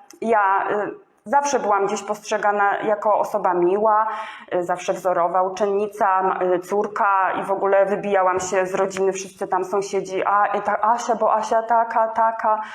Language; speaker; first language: Polish; native; Polish